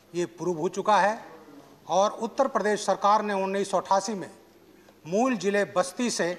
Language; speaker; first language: Hindi; native; Hindi